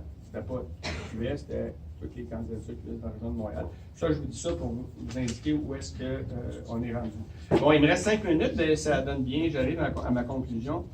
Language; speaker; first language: French; native; French